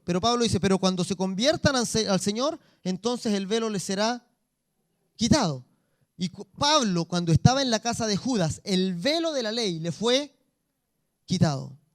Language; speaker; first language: Spanish; native; Spanish